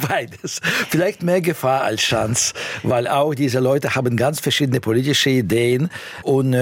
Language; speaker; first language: German; non-native, fluent; Russian